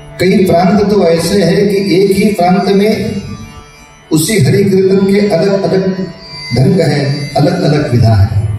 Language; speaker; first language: Hindi; non-native, local second language; Marathi